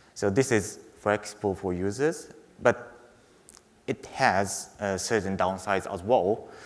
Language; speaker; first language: English; non-native, fluent; Japanese